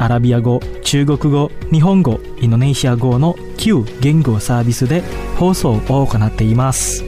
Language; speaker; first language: Japanese; non-native, fluent; Indonesian